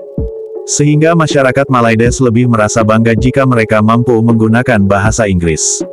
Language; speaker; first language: Indonesian; native; Indonesian